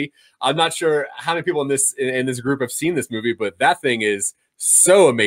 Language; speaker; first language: English; native; English